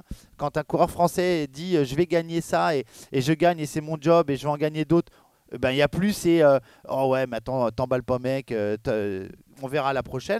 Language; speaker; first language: French; native; French